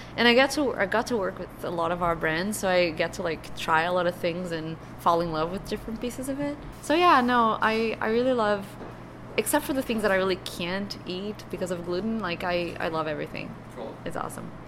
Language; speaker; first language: English; non-native, fluent; Portuguese